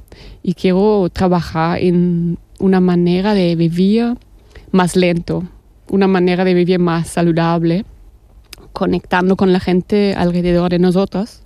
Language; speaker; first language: Spanish; non-native, fluent; German